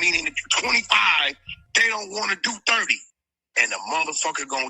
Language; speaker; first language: English; native; English